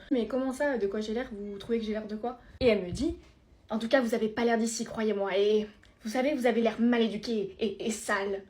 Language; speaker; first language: French; early bilingual, other home language; Spanish